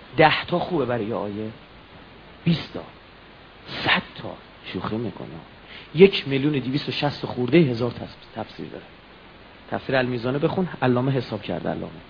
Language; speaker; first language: Persian; native; Persian